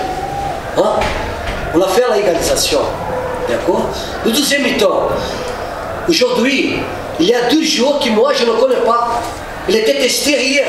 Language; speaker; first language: French; non-native, fluent; Portuguese